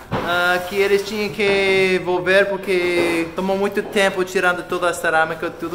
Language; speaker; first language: Portuguese; non-native, learner; English